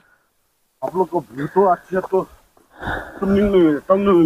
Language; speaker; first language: Hindi; non-native, local second language; Nepali